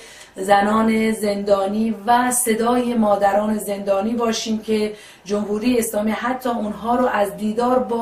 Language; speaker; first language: Persian; native; Persian